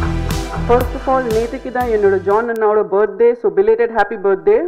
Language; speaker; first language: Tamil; non-native, fluent; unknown